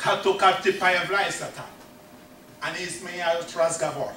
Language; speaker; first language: Russian; non-native, fluent; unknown